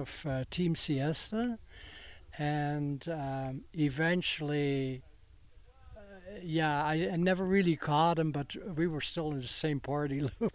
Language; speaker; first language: English; non-native, fluent; Dutch